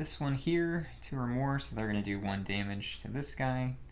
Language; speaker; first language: English; native; English